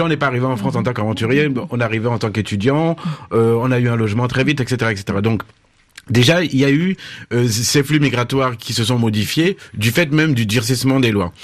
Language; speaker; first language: French; native; French